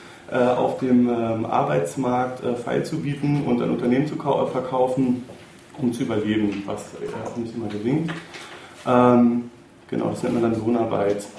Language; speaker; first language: German; native; German